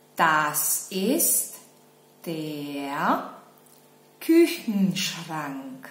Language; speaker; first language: German; non-native, fluent; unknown